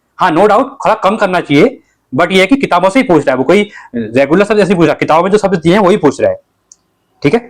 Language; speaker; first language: Hindi; native; Hindi